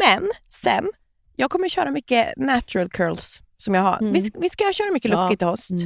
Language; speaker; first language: Swedish; native; Swedish